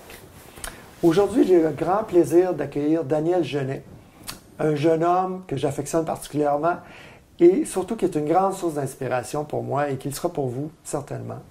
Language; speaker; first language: French; native; French